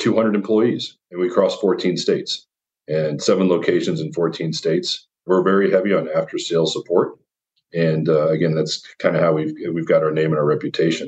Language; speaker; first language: English; native; English